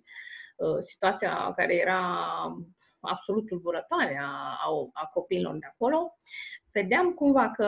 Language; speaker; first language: Romanian; native; Romanian